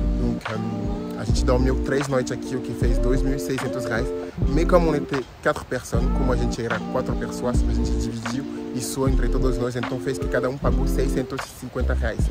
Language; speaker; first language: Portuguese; non-native, fluent; French